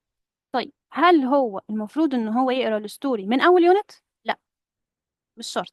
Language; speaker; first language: Arabic; native; Arabic